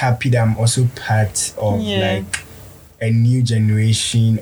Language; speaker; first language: English; non-native, local second language; Akan